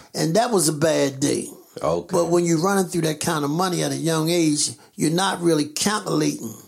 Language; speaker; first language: English; native; English